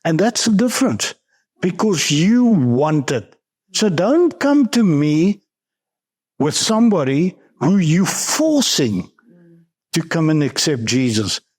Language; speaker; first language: English; non-native, local second language; Afrikaans